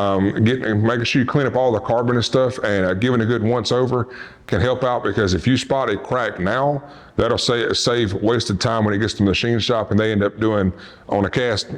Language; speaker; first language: English; native; English